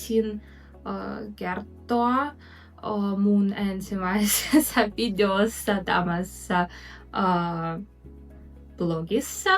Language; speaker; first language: Finnish; non-native, learner; Russian